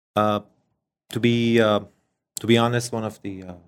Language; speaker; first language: English; non-native, fluent; Persian